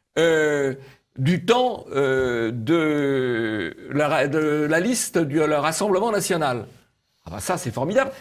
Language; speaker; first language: French; native; French